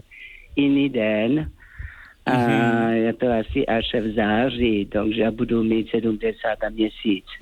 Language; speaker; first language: Czech; non-native, fluent; French